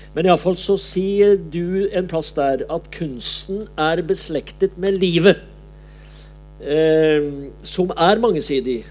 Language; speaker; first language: Norwegian; native; Norwegian